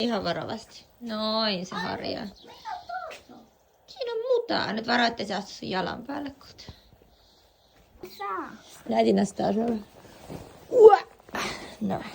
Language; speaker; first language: Finnish; native; Finnish